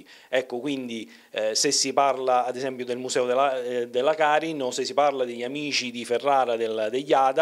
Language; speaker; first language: Italian; native; Italian